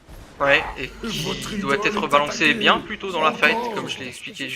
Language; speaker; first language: French; native; French